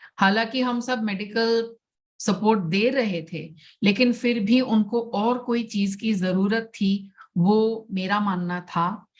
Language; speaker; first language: Hindi; non-native, local second language; Gujarati